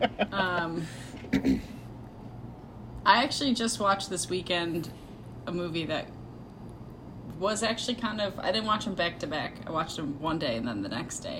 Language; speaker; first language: English; native; English